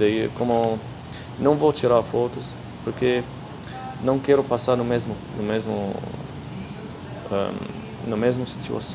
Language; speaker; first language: Portuguese; non-native, learner; Arabic